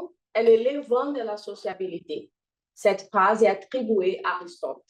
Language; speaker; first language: French; non-native, fluent; Portuguese